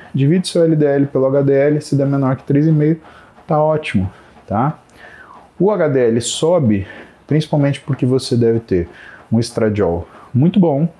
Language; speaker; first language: Portuguese; native; Portuguese